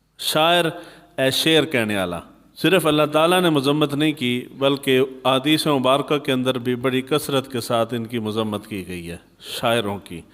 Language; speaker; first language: Urdu; non-native, local second language; Punjabi